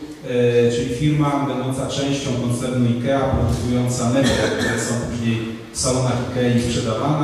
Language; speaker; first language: Polish; native; Polish